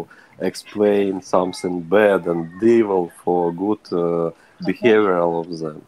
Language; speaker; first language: English; non-native, learner; Ukrainian